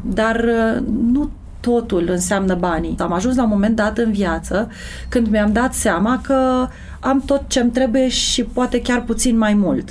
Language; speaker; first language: Romanian; native; Romanian